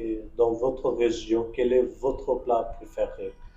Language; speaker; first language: French; non-native, fluent; Bangla